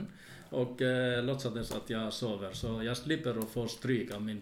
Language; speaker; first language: Swedish; non-native, fluent; Arabic